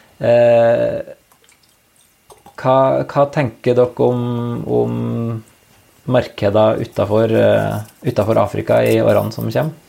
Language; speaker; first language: Norwegian; native; Norwegian